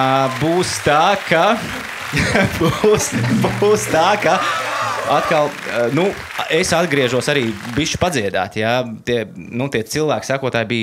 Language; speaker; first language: Latvian; native; Latvian